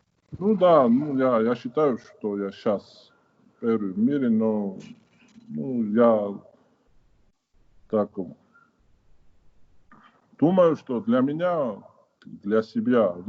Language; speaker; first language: Russian; non-native, fluent; Georgian